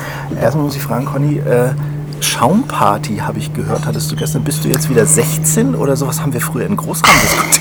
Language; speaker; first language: German; native; German